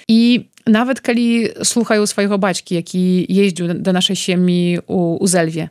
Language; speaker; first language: Belarusian; native; Belarusian